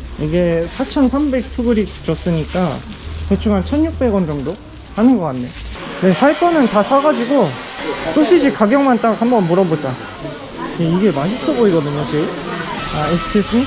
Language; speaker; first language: Korean; native; Korean